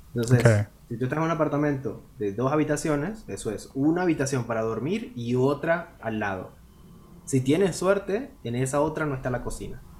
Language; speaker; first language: Spanish; native; Spanish